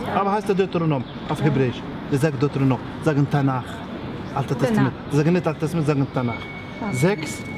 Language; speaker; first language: German; non-native, learner; Arabic